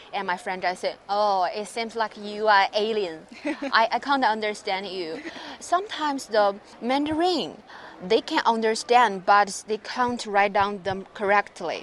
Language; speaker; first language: English; non-native, learner; Chinese